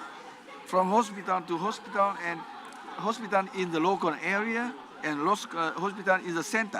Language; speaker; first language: English; non-native, learner; Vietnamese